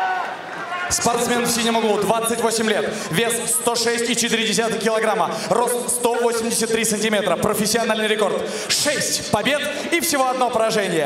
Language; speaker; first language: Russian; native; Russian